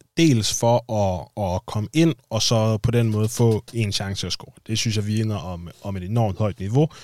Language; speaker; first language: Danish; native; Danish